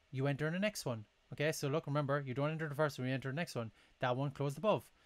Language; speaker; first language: English; native; English